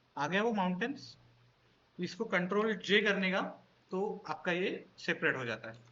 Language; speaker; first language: Hindi; non-native, local second language; Marathi